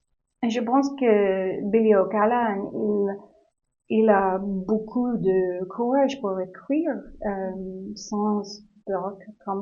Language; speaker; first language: French; non-native, learner; English